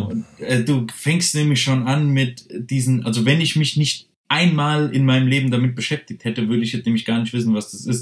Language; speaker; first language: German; native; German